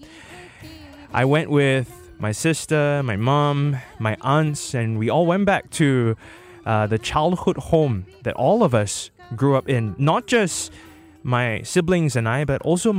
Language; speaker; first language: English; native; English